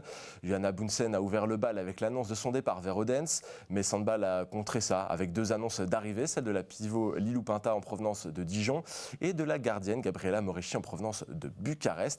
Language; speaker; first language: French; native; French